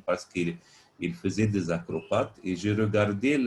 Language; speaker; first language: French; non-native, fluent; Arabic